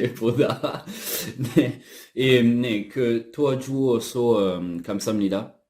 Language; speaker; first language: Korean; non-native, learner; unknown